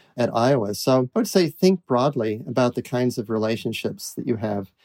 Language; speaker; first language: English; native; English